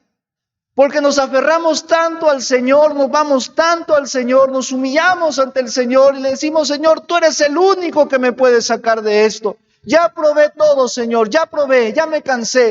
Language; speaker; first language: Spanish; native; Spanish